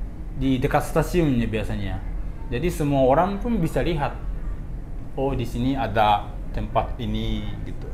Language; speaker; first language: Indonesian; non-native, fluent; Japanese